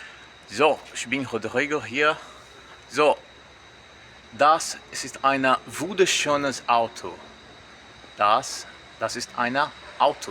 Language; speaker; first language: German; non-native, learner; Portuguese